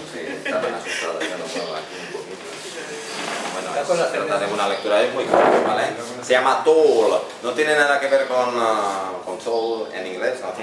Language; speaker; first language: Spanish; non-native, fluent; Czech